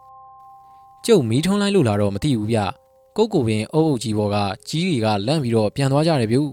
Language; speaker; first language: Burmese; native; Burmese